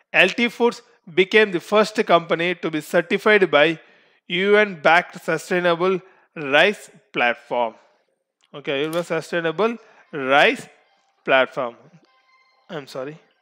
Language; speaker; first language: English; non-native, local second language; Tamil